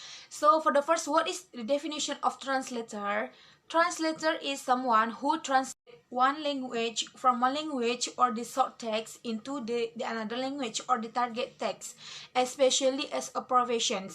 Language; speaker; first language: English; non-native, learner; Indonesian